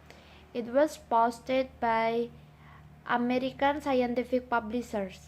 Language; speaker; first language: English; non-native, learner; Indonesian